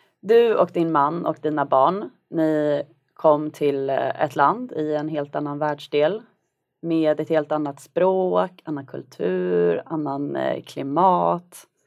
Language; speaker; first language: Swedish; native; Swedish